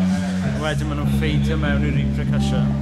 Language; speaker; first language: Welsh; native; Welsh